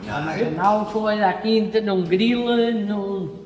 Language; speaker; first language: German; non-native, learner; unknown